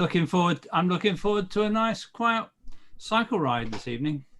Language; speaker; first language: English; native; English